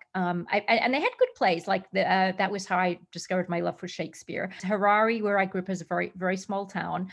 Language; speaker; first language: English; native; English